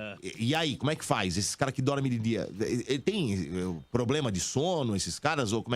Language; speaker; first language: Portuguese; native; Portuguese